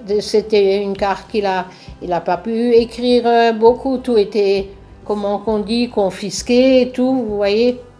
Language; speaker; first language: French; non-native, local second language; Swiss German